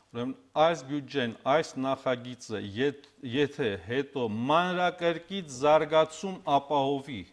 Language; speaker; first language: Armenian; native; Armenian